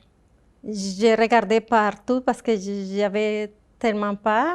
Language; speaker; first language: French; non-native, fluent; Spanish